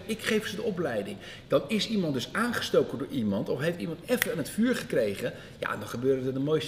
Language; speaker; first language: Dutch; native; Dutch